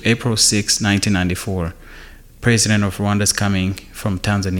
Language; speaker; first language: English; non-native, local second language; Kinyarwanda